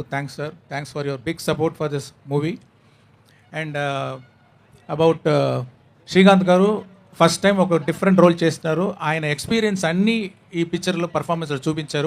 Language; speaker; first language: Telugu; non-native, learner; Tamil